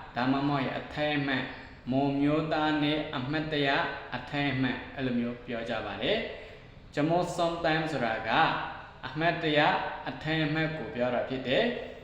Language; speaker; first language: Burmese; non-native, local second language; Mon